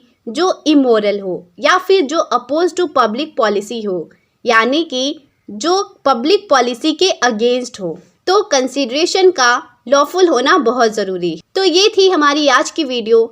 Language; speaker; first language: Hindi; native; Hindi